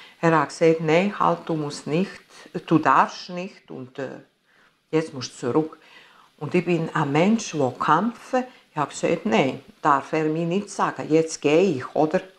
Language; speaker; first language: German; non-native, fluent; Italian